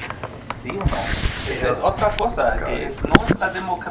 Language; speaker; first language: Spanish; non-native, fluent; German